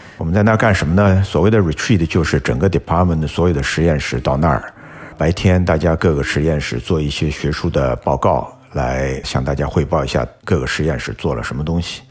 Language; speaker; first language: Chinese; native; Chinese